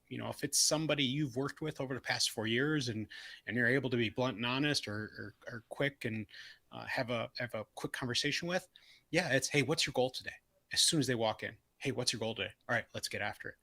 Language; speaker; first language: English; native; English